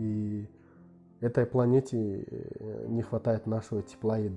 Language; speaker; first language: Russian; non-native, local second language; Kyrgyz